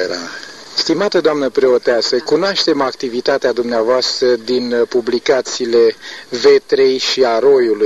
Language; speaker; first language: Romanian; native; Romanian